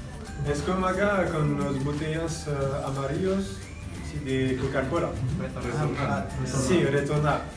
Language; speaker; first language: Spanish; non-native, learner; French